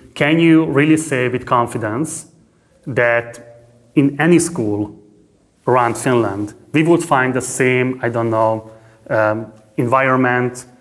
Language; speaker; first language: English; non-native, fluent; Hungarian